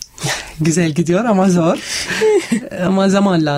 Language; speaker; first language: Turkish; non-native, learner; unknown